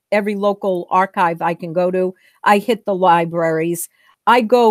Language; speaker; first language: English; native; English